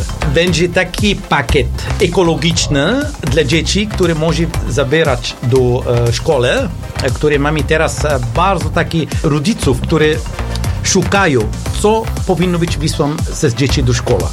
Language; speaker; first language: Polish; non-native, learner; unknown